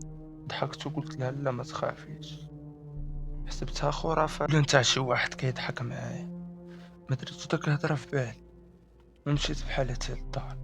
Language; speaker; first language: Arabic; native; Arabic